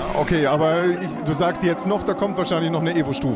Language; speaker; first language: German; native; German